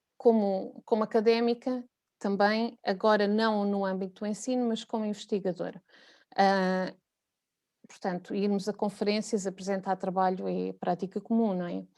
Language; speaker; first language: Portuguese; native; Portuguese